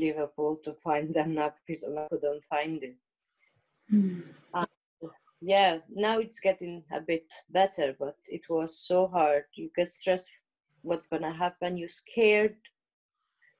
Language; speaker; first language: English; non-native, learner; Albanian